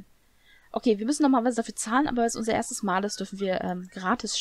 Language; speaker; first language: German; native; German